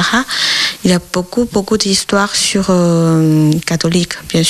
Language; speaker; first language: French; non-native, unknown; Chinese